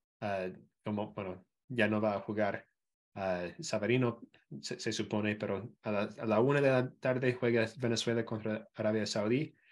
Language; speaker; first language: Spanish; non-native, fluent; English